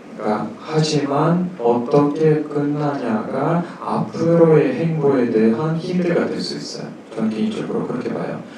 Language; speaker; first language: Korean; non-native, fluent; Russian